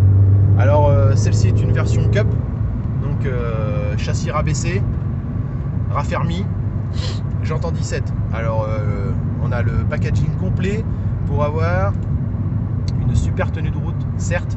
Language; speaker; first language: French; native; French